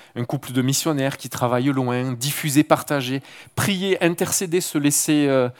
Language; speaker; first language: French; native; French